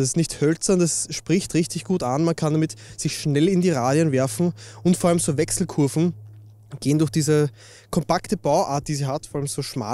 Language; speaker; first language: German; native; German